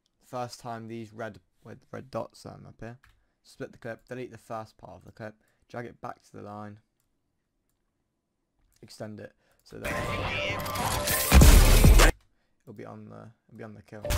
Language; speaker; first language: English; native; English